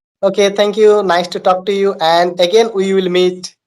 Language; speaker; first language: English; non-native, learner; Bangla